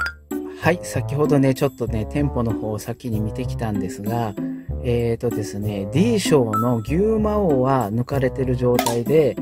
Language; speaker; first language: Japanese; native; Japanese